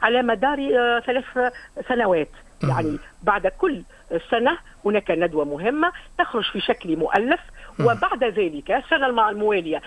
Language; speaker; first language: Arabic; native; Arabic